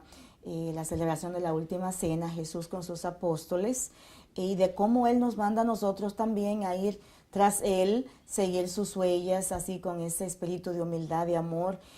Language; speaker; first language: Spanish; native; Spanish